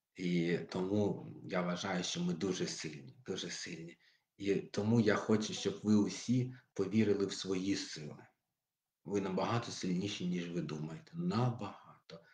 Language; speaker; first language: Ukrainian; non-native, local second language; Russian